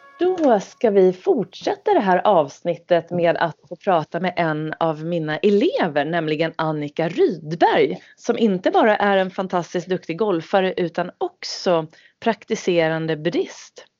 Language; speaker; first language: Swedish; native; Swedish